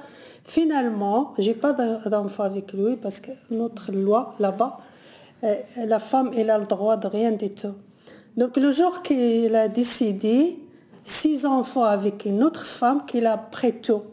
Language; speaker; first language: French; non-native, learner; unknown